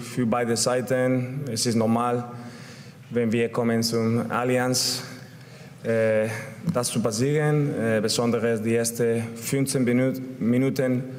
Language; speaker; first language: German; non-native, learner; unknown